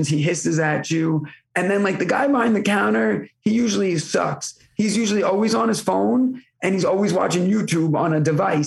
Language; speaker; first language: English; native; English